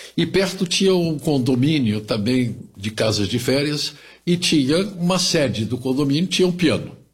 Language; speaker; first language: Portuguese; early bilingual, other home language; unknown